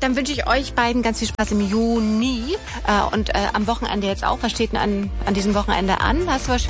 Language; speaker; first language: German; native; German